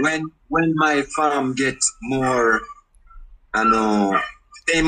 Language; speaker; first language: English; non-native, learner; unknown